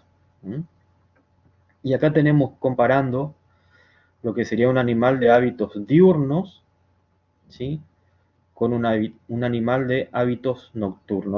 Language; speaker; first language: Spanish; native; Spanish